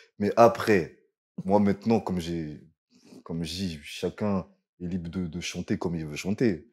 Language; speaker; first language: French; early bilingual, other home language; Lingala